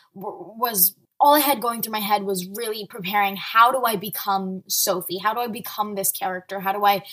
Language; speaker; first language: English; early bilingual, other home language; Arabic